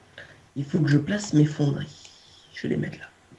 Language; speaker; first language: French; native; French